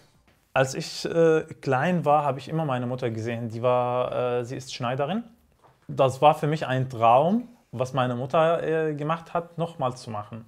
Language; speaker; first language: German; non-native, fluent; Arabic